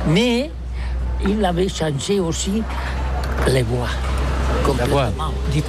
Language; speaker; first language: French; non-native, learner; Catalan